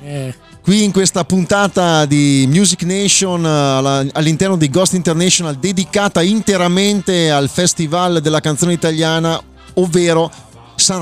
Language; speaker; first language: Italian; native; Italian